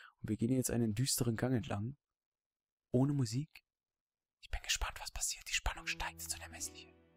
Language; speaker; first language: German; native; German